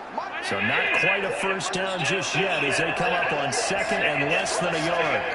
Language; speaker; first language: English; native; English